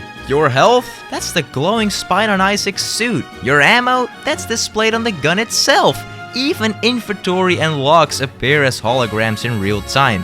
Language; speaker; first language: English; native; English